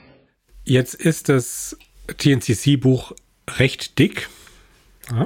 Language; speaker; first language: German; native; German